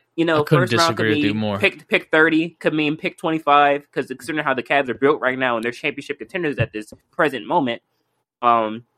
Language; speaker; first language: English; native; English